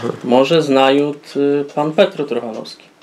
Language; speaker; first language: Polish; non-native, local second language; Rusyn